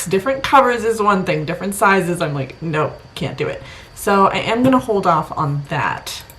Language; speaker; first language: English; native; English